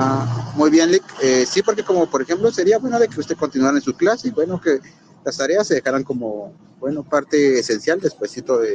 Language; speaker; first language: Spanish; native; Spanish